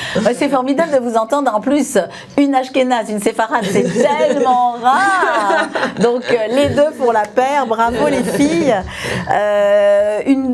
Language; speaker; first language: French; native; French